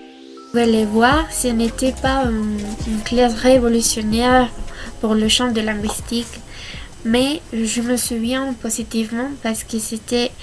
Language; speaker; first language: French; non-native, fluent; Spanish